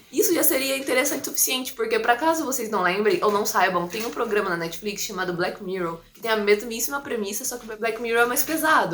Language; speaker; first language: Portuguese; native; Portuguese